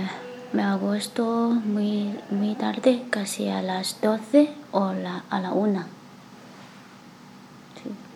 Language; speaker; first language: Spanish; non-native, learner; Chinese